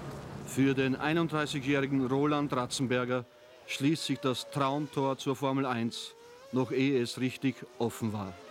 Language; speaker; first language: German; native; German